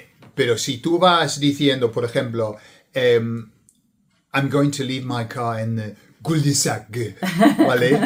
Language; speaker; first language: Spanish; non-native, fluent; English